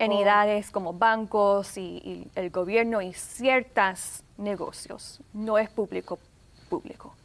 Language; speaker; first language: Spanish; early bilingual, heritage; Spanish